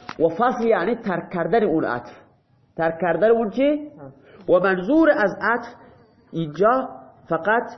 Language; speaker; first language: Persian; non-native, local second language; Baluchi